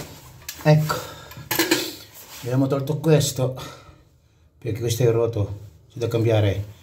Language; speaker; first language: Italian; non-native, learner; Filipino